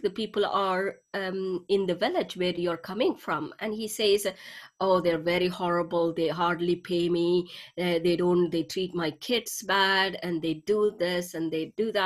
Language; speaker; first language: English; non-native, local second language; Tamil